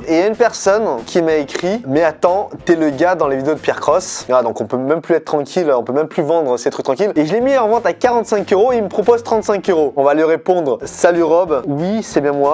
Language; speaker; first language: French; native; French